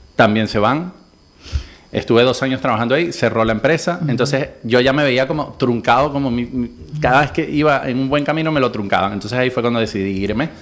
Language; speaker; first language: Spanish; native; Spanish